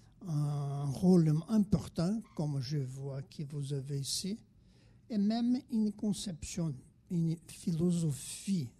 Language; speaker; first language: French; non-native, fluent; Portuguese